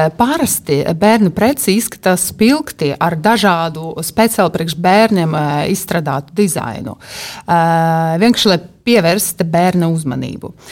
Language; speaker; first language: Latvian; non-native, local second language; Russian